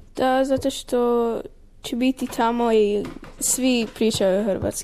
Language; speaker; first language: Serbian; early bilingual, heritage; Croatian